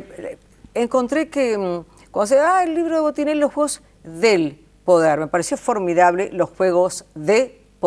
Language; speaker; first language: Spanish; native; Spanish